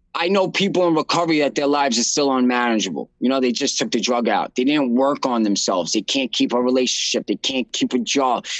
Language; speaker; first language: English; native; English